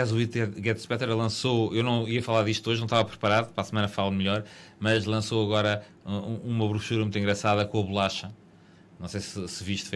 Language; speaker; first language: Portuguese; native; Portuguese